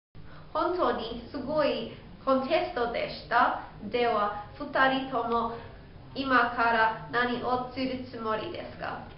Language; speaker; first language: Japanese; non-native, learner; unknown